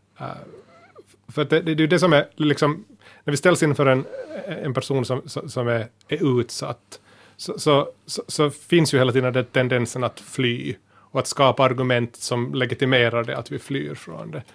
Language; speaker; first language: Swedish; native; Swedish